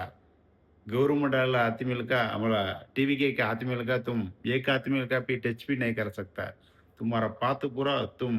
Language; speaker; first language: Hindi; non-native, local second language; Tamil